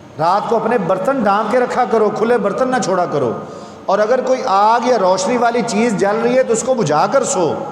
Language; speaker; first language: Urdu; non-native, local second language; Punjabi